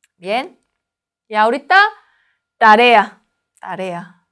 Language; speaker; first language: Spanish; non-native, learner; Korean